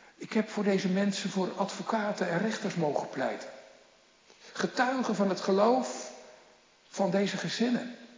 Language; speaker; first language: Dutch; native; Dutch